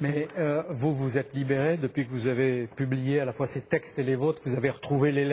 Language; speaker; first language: French; native; French